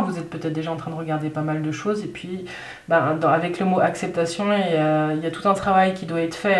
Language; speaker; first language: French; native; French